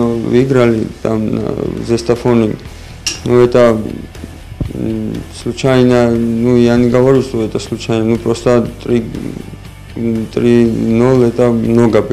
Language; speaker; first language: Russian; non-native, learner; Georgian